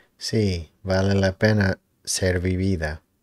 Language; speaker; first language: Spanish; non-native, learner; English